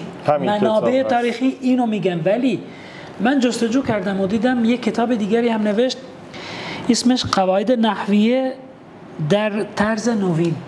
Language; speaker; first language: Persian; non-native, fluent; Albanian